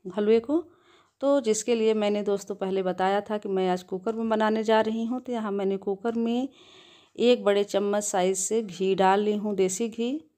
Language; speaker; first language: Hindi; native; Hindi